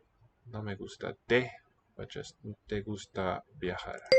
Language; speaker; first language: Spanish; non-native, learner; English